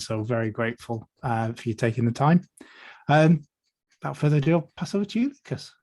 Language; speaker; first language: English; native; English